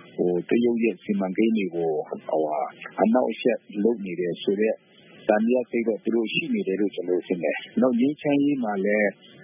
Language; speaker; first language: Burmese; non-native, local second language; Kachin